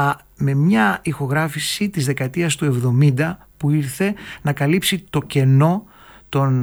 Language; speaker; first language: Greek; native; Greek